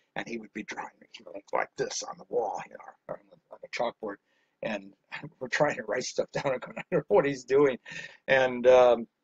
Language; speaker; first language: English; native; English